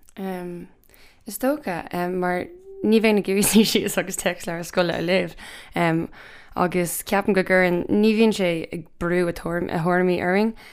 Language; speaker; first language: Irish; non-native, local second language; English